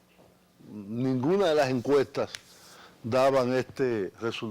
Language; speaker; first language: Spanish; native; Spanish